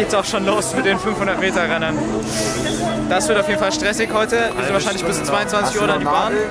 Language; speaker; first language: German; native; German